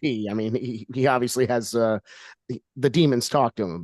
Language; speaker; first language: English; native; English